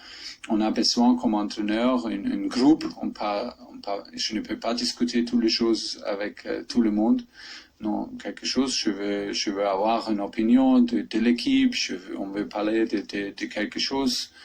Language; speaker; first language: French; non-native, fluent; German